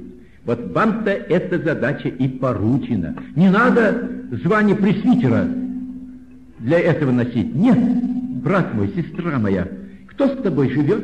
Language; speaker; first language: Russian; native; Russian